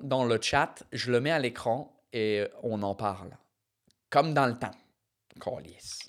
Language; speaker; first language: French; non-native, fluent; English